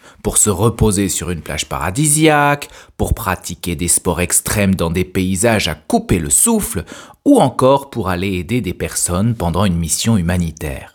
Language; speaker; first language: French; native; French